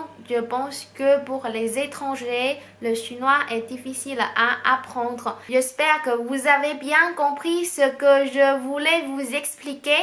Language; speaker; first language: French; non-native, fluent; Chinese